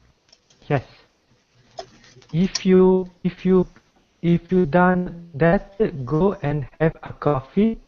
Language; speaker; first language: English; non-native, learner; Italian